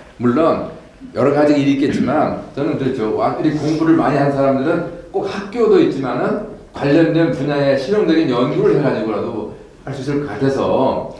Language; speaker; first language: Korean; native; Korean